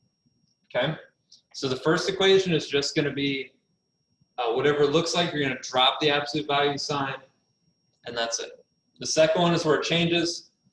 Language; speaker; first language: English; native; English